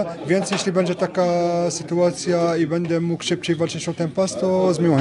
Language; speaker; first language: Polish; non-native, fluent; French